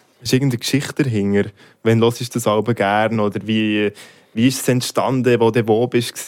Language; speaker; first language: German; native; German